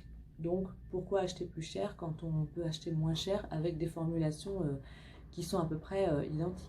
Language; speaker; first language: French; native; French